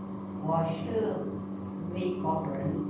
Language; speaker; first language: Chinese; non-native, learner; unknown